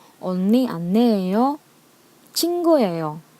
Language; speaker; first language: Korean; non-native, learner; Filipino